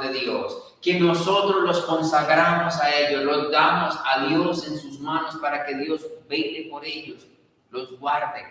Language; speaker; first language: Spanish; native; Spanish